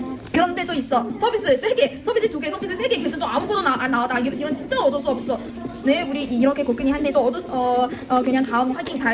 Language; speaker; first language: Korean; non-native, learner; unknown